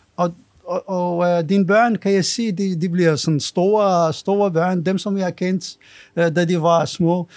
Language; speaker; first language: Danish; non-native, fluent; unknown